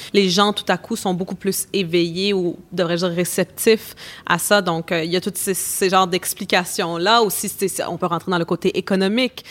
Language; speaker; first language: French; native; French